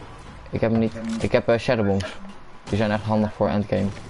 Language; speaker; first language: Dutch; native; Dutch